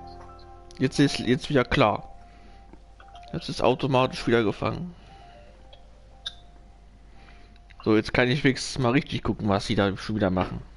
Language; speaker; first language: German; native; German